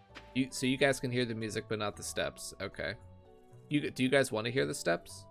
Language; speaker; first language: English; native; English